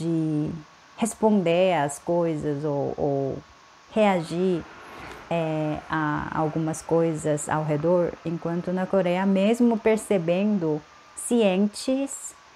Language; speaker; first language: Portuguese; non-native, fluent; Korean